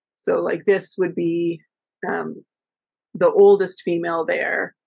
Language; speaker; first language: English; native; English